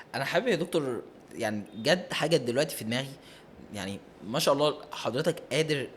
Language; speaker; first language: Arabic; native; Arabic